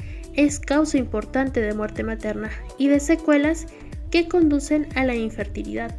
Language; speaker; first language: Spanish; native; Spanish